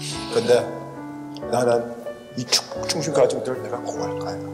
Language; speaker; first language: Korean; early bilingual, heritage; Korean